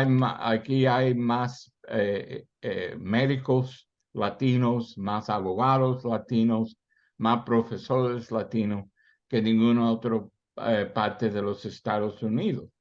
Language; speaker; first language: Spanish; early bilingual, heritage; Spanish